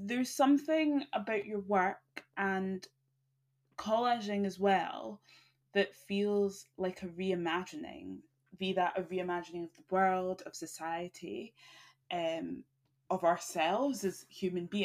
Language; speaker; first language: English; native; English